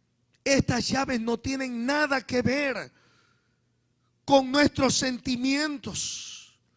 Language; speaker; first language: Spanish; native; Spanish